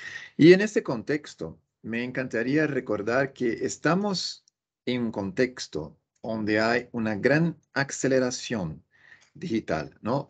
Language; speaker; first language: Spanish; non-native, fluent; Portuguese